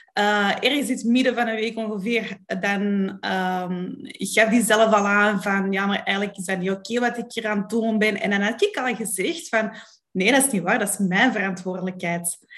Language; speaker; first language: Dutch; native; Dutch